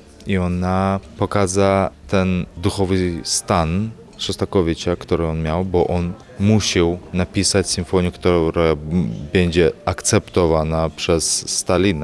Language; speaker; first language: Polish; non-native, fluent; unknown